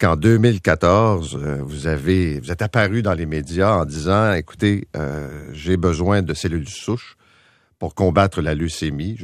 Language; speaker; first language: French; native; French